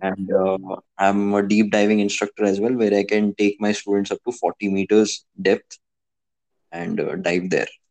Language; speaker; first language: English; non-native, local second language; Hindi